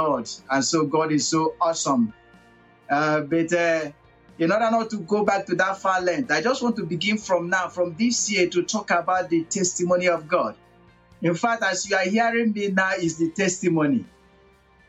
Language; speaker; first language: English; non-native, local second language; Igbo